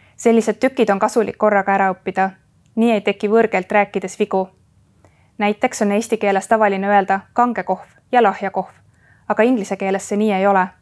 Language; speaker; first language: Estonian; native; Estonian